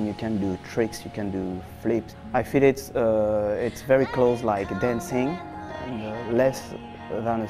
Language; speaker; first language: English; non-native, fluent; French